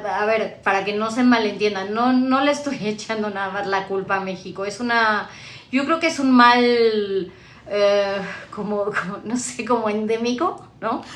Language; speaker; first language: Spanish; native; Spanish